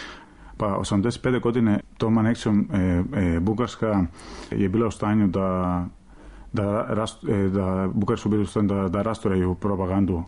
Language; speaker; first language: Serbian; non-native, fluent; Greek